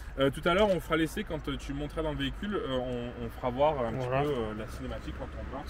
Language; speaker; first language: French; native; French